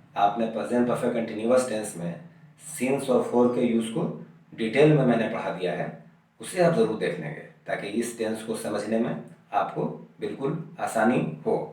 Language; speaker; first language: Hindi; native; Hindi